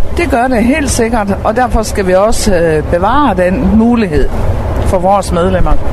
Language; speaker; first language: Danish; native; Danish